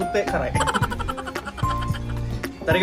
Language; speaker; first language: Japanese; non-native, fluent; Indonesian